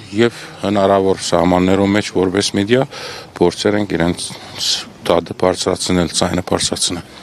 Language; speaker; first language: Armenian; native; Armenian